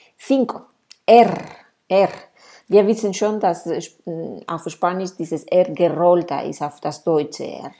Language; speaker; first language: German; non-native, fluent; Spanish